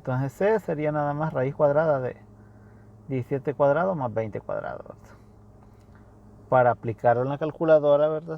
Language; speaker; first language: Spanish; native; Spanish